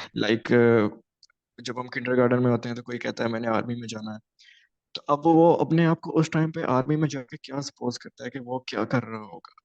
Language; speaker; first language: Urdu; non-native, local second language; Punjabi